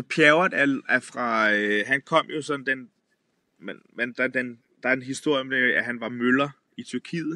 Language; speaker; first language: Danish; native; Danish